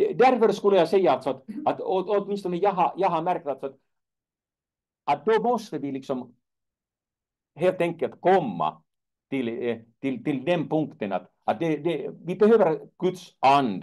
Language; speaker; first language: Swedish; non-native, fluent; Finnish